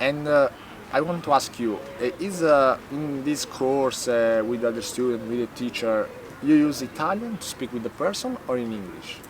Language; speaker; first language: English; non-native, learner; Italian